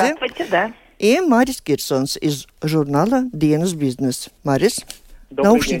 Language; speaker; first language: Russian; native; Russian